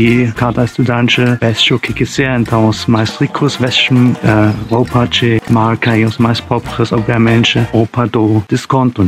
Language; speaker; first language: Portuguese; non-native, fluent; German